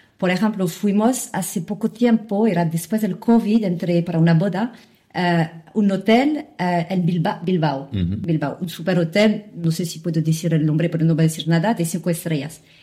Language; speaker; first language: Spanish; non-native, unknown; Arabic